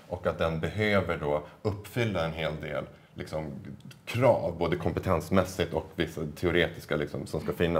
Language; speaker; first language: Swedish; native; Swedish